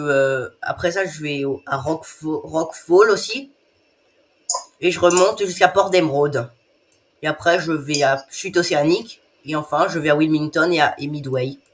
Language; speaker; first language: French; native; French